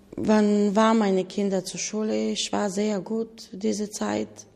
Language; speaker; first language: German; non-native, learner; Bulgarian